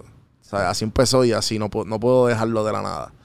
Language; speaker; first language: Spanish; native; Spanish